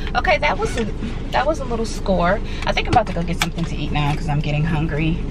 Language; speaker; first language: English; native; English